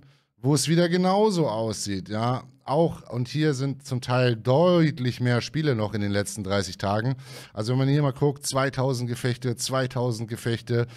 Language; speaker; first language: German; native; German